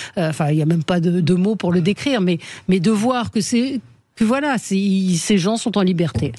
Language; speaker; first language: French; native; French